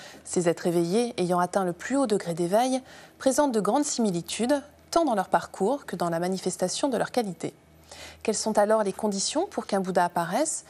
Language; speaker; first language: French; native; French